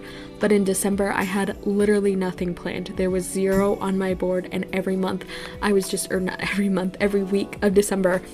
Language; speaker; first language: English; native; English